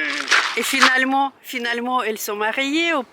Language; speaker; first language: French; non-native, fluent; Russian